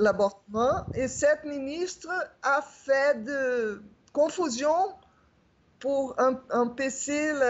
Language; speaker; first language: French; non-native, fluent; Portuguese